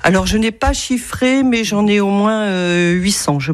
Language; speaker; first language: French; native; French